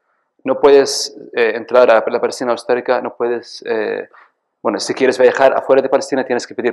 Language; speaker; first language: Spanish; non-native, fluent; Arabic